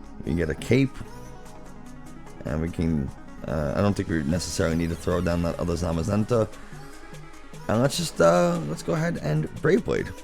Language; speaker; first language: English; native; English